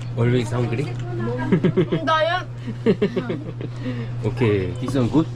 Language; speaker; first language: English; non-native, learner; Korean